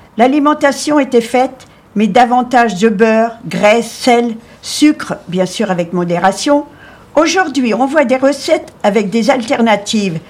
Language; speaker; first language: French; native; French